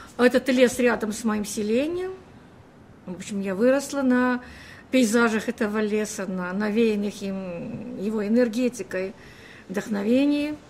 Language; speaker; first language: Russian; native; Russian